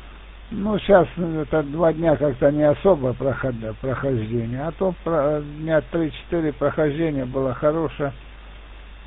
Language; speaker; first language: Russian; native; Russian